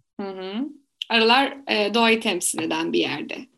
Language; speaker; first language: Turkish; native; Turkish